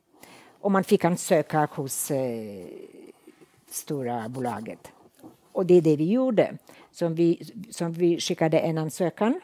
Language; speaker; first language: Swedish; non-native, fluent; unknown